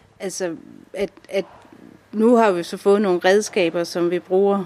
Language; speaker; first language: Danish; native; Danish